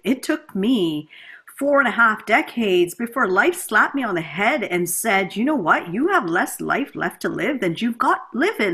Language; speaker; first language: English; native; English